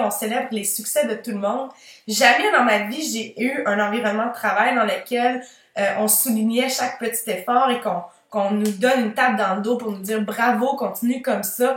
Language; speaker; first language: French; native; French